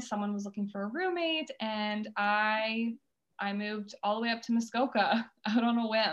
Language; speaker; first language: English; native; English